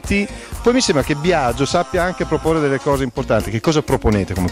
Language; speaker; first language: Italian; native; Italian